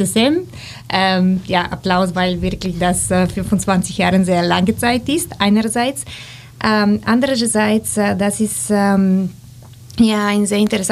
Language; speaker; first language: German; non-native, fluent; Bulgarian